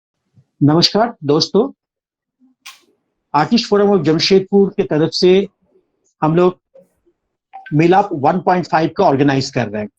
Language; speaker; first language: Hindi; native; Hindi